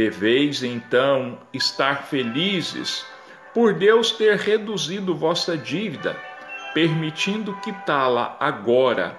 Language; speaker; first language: Portuguese; native; Portuguese